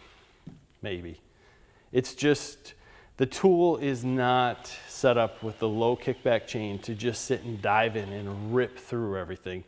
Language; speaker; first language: English; native; English